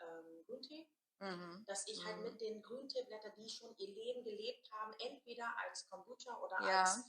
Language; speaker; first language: German; native; German